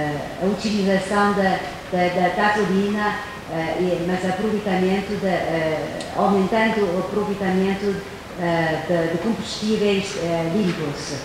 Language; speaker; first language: Portuguese; non-native, fluent; Chinese